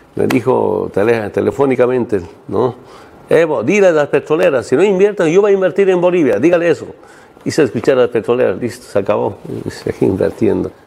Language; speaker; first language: Spanish; non-native, local second language; Aymara